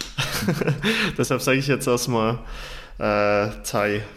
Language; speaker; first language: German; early bilingual, other home language; Turkish